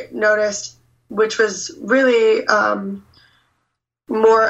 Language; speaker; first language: English; native; English